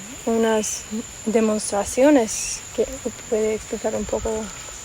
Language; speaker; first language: Spanish; non-native, fluent; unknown